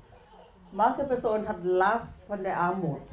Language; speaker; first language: German; non-native, learner; Thai